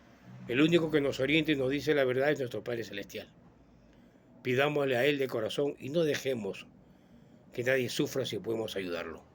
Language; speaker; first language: Spanish; native; Spanish